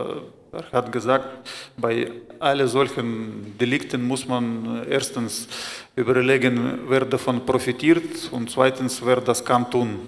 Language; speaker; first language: German; non-native, fluent; Russian